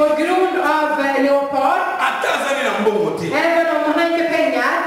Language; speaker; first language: Swedish; non-native, fluent; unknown